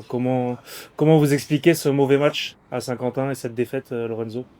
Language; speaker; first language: French; native; French